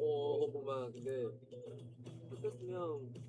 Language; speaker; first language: Korean; non-native, fluent; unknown